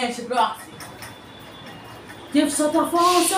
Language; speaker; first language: Arabic; native; Arabic